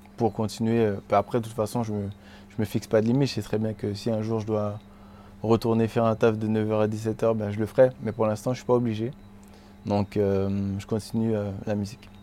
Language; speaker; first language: French; native; French